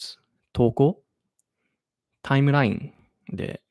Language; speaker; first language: Japanese; non-native, learner; English